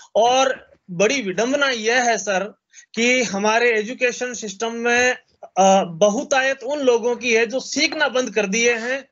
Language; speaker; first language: Hindi; native; Hindi